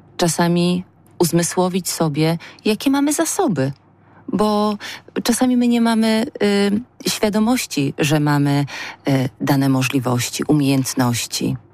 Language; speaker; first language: Polish; native; Polish